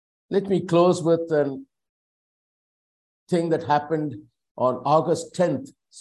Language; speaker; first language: English; non-native, local second language; Tamil